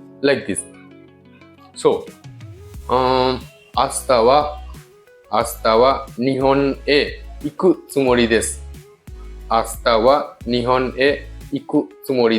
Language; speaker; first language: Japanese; non-native, fluent; Bangla